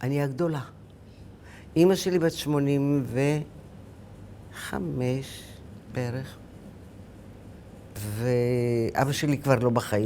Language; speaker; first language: Hebrew; early bilingual, other home language; Arabic